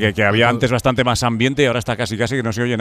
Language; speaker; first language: Spanish; native; Spanish